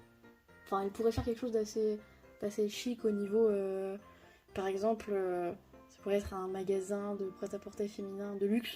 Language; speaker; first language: French; native; French